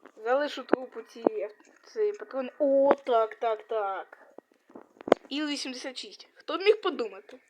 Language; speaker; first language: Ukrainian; non-native, local second language; Russian